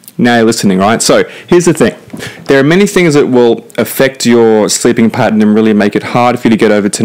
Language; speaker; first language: English; native; English